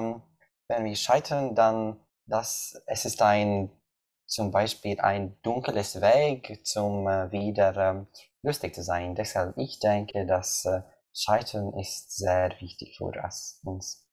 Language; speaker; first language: German; non-native, learner; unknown